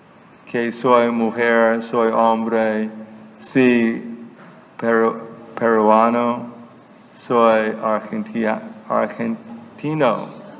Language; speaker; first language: Spanish; non-native, fluent; English